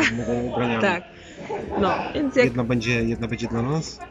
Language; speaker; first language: Polish; native; Polish